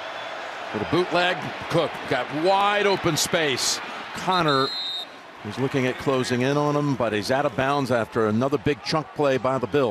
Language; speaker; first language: English; native; English